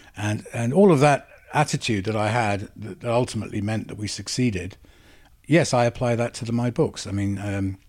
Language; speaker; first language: English; native; English